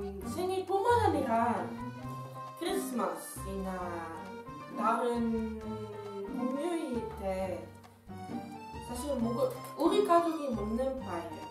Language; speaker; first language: Korean; non-native, learner; Dutch